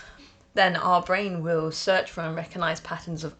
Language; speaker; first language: English; native; English